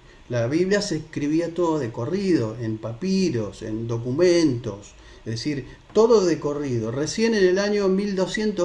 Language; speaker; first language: Spanish; native; Spanish